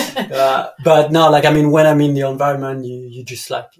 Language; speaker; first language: English; non-native, fluent; French